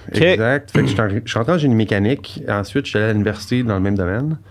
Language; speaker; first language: French; native; French